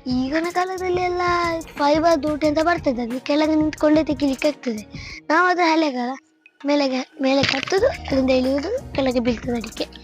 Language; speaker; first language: Kannada; non-native, local second language; Tulu